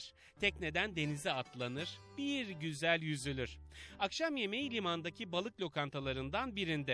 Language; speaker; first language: Turkish; native; Turkish